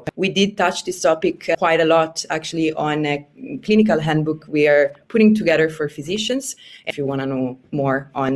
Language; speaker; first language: English; non-native, fluent; Italian